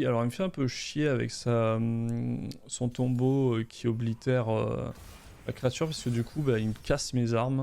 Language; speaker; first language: French; native; French